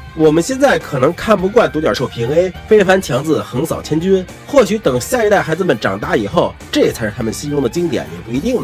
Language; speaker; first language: Chinese; native; Chinese